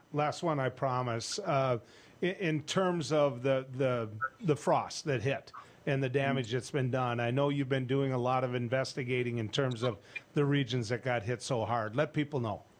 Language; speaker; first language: English; native; English